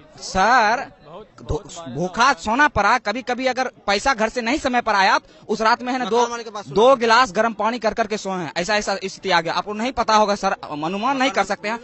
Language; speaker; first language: Hindi; native; Hindi